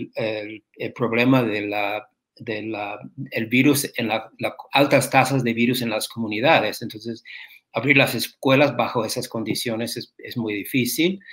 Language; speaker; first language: Spanish; non-native, fluent; English